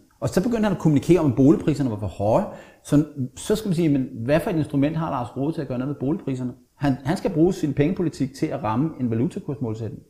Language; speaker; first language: Danish; native; Danish